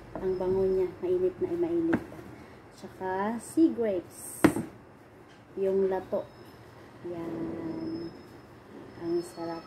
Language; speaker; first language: Filipino; non-native, local second language; Cebuano